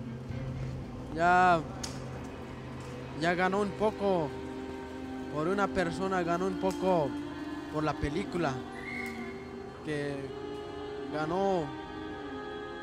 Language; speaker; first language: Spanish; non-native, local second language; Tzotzil